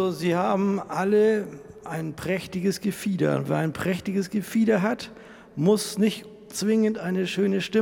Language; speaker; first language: German; native; German